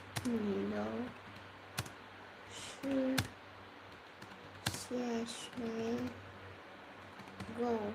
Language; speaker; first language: Chinese; non-native, learner; Arabic